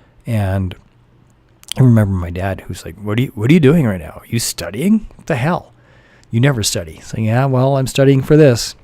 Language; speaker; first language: English; native; English